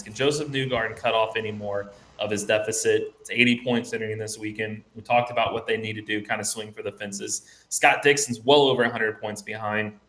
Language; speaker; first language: English; native; English